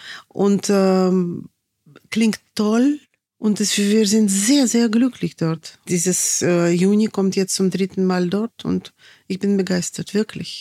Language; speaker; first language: German; non-native, fluent; Russian